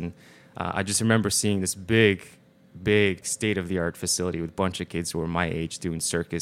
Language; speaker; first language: English; non-native, fluent; Mongolian